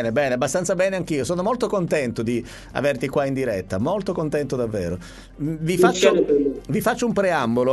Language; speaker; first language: Italian; native; Italian